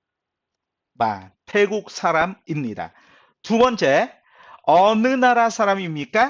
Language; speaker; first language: Korean; non-native, fluent; Khmer